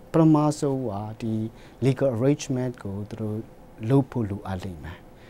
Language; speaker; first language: Burmese; non-native, local second language; Hakha Chin